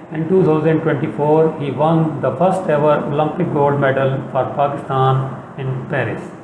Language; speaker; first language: English; non-native, local second language; Urdu